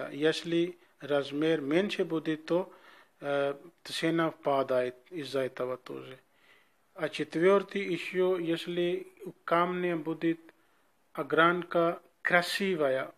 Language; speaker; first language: Russian; non-native, learner; Urdu